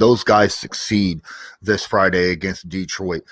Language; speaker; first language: English; native; English